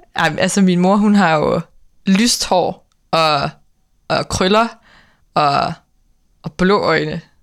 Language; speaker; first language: Danish; native; Danish